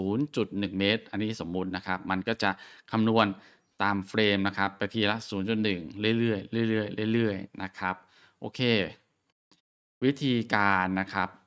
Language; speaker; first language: Thai; native; Thai